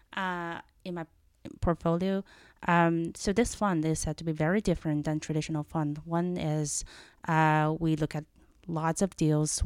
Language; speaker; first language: English; non-native, fluent; Chinese